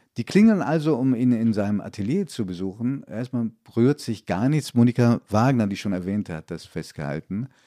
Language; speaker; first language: German; early bilingual, other home language; Italian